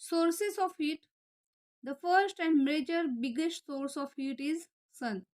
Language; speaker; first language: English; non-native, local second language; Marathi